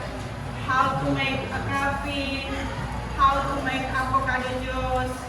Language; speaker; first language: English; non-native, learner; Indonesian